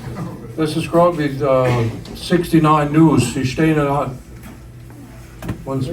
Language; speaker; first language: German; early bilingual, heritage; English